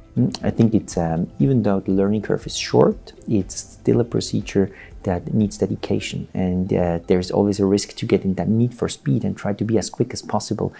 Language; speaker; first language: English; non-native, fluent; Swiss German